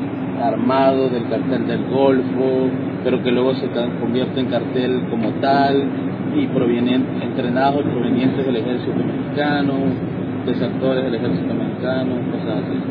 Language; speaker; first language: Spanish; native; Spanish